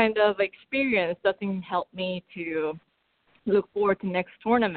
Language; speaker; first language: English; non-native, fluent; Korean